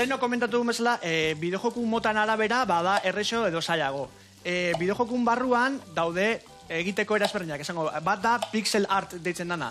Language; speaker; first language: Basque; native; Basque